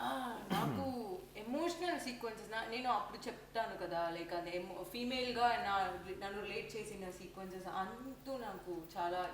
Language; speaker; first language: Telugu; non-native, learner; Tamil